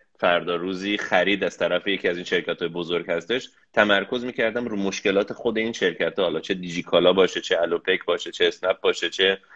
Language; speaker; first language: Persian; early bilingual, heritage; Persian